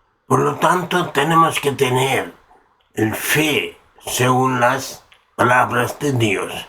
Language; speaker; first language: Spanish; non-native, learner; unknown